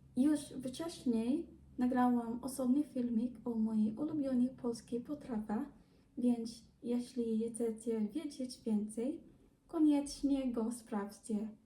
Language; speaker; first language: Polish; non-native, learner; Filipino